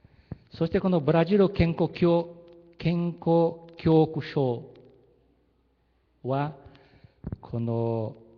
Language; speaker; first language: Japanese; early bilingual, heritage; Japanese